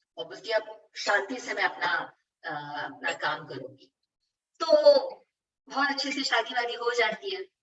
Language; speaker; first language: Hindi; non-native, local second language; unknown